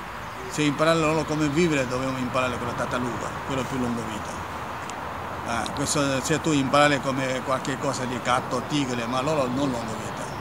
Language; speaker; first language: Italian; non-native, learner; Chinese